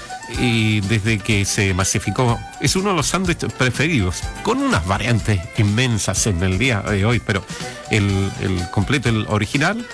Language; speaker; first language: Spanish; native; Spanish